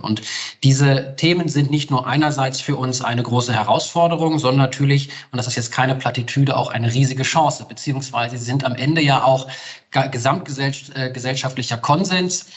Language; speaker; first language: German; native; German